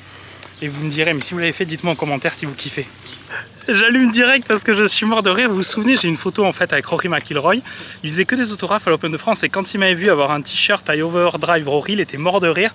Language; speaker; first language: French; native; French